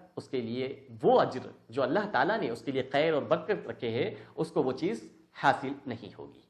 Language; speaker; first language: Urdu; native; Urdu